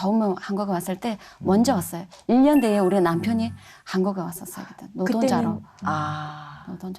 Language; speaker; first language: Korean; non-native, fluent; Mongolian